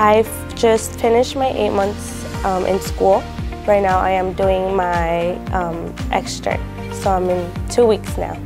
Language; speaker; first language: English; early bilingual, other home language; Spanish